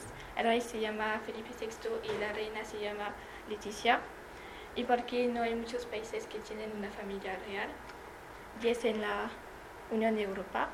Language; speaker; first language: Spanish; non-native, learner; French